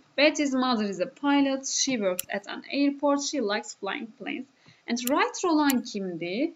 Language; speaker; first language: English; non-native, fluent; Turkish